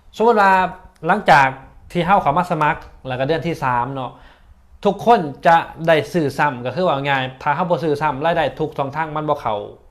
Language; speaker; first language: Lao; native; Lao